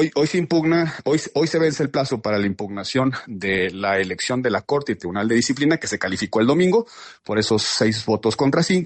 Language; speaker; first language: Spanish; native; Spanish